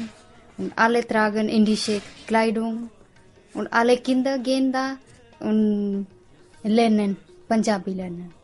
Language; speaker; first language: German; non-native, learner; Punjabi